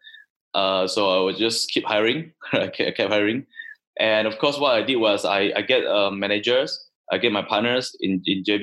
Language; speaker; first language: English; non-native, local second language; Chinese